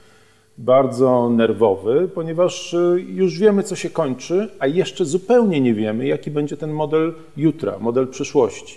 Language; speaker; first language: Polish; native; Polish